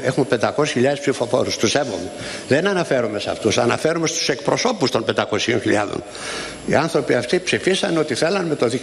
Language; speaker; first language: Greek; native; Greek